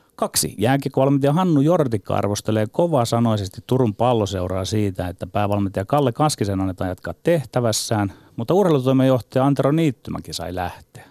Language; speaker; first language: Finnish; native; Finnish